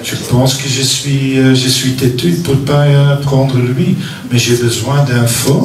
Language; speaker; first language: French; non-native, local second language; Dutch